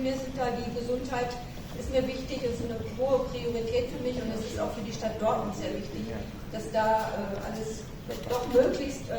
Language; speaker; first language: German; native; German